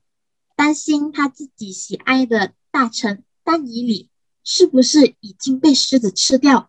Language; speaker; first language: Chinese; native; Chinese